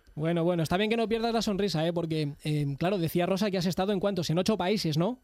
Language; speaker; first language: Spanish; native; Spanish